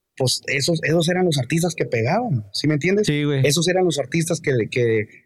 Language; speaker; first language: Spanish; early bilingual, heritage; Spanish